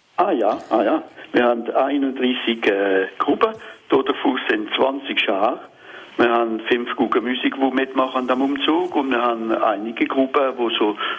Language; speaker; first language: German; non-native, local second language; French